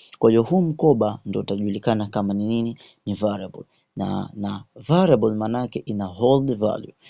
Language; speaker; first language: Swahili; native; Swahili